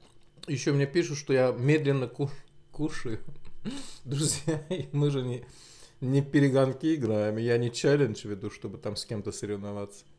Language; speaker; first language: Russian; non-native, fluent; Azerbaijani